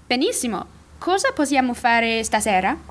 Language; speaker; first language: Italian; non-native, learner; English